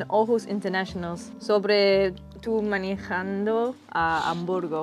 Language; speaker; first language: Spanish; non-native, learner; English